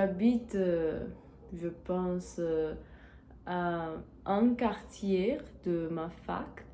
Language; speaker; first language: French; non-native, learner; Portuguese